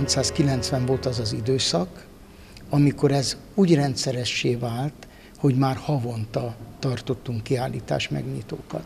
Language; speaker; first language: Hungarian; native; Hungarian